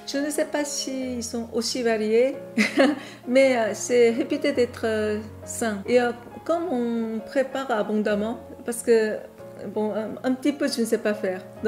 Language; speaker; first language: French; non-native, fluent; Korean